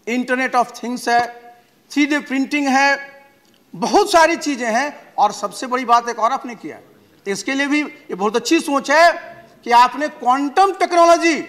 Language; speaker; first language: Hindi; native; Hindi